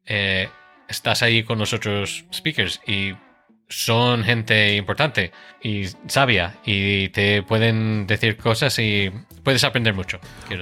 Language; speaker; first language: Spanish; non-native, fluent; English